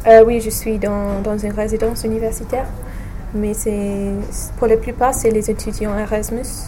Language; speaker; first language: French; non-native, fluent; English